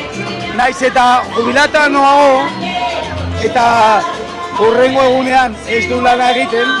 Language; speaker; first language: Basque; non-native, local second language; Spanish